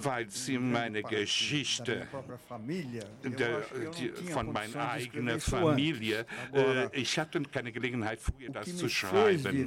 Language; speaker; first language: German; non-native, fluent; Portuguese